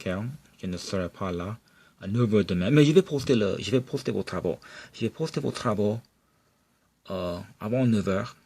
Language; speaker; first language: French; non-native, local second language; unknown